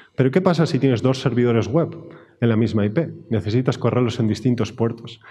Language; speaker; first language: Spanish; native; Spanish